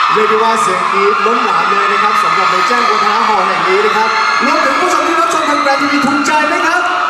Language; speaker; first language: Thai; native; Thai